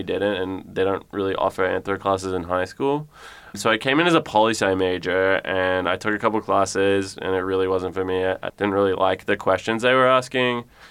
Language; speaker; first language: English; native; English